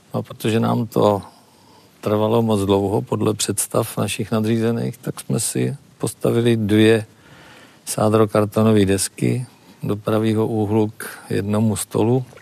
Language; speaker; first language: Czech; native; Czech